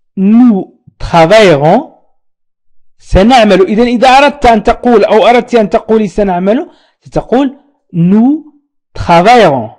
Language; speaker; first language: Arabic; native; Arabic